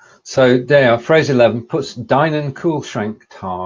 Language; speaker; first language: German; non-native, learner; English